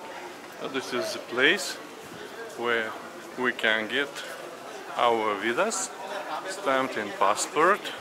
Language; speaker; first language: English; non-native, fluent; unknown